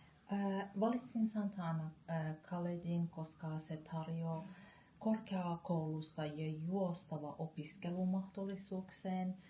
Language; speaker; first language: Finnish; non-native, learner; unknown